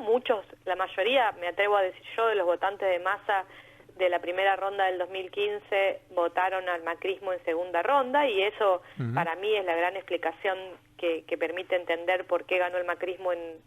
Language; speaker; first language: Spanish; native; Spanish